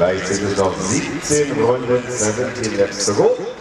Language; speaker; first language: German; native; German